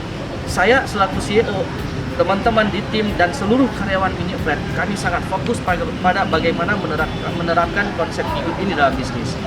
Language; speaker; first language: Indonesian; native; Indonesian